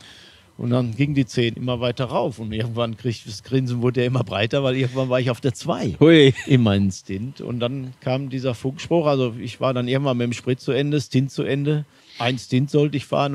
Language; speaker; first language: German; native; German